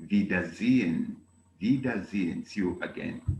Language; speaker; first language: German; non-native, learner; Bemba